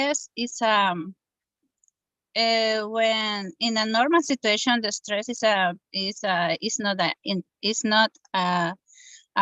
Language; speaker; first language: English; non-native, learner; Spanish